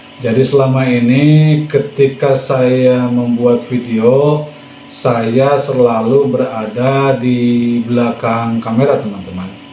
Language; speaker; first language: Indonesian; non-native, local second language; Sundanese